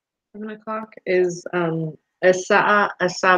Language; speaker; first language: Arabic; non-native, learner; English